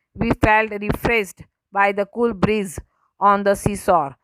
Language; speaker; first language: English; non-native, local second language; Gujarati